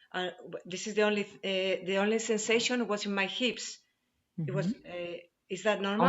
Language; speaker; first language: English; non-native, learner; Spanish